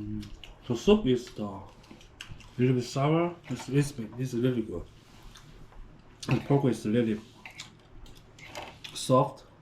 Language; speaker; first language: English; non-native, learner; Korean